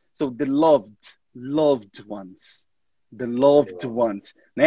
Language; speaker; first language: English; non-native, fluent; Portuguese